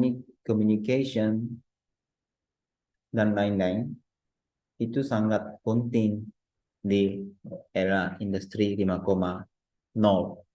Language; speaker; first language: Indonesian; non-native, fluent; Japanese